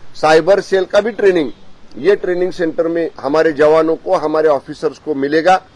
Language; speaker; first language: Hindi; non-native, local second language; Marathi